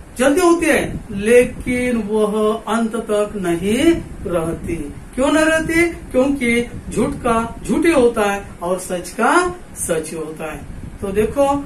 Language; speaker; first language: Hindi; non-native, local second language; Marathi